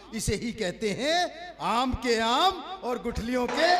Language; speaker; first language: Hindi; native; Hindi